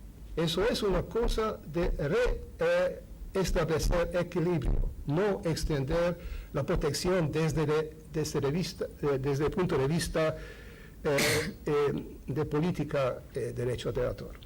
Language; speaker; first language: Spanish; non-native, fluent; Hungarian